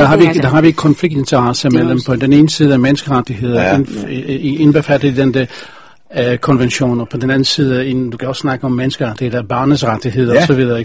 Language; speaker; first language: Danish; non-native, fluent; Polish